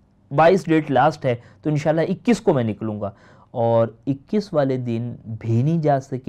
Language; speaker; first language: Urdu; native; Urdu